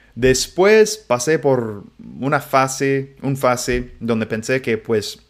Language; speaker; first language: Spanish; non-native, fluent; English